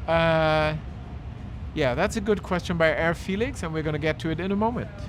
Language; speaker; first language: English; non-native, fluent; German